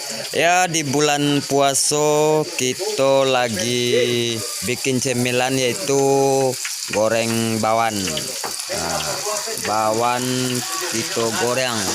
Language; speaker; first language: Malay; non-native, local second language; Minangkabau